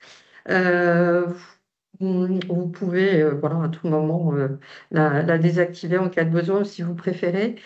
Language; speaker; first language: French; native; French